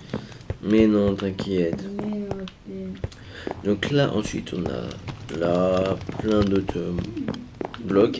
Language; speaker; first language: French; native; French